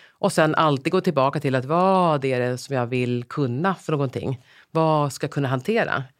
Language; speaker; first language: Swedish; native; Swedish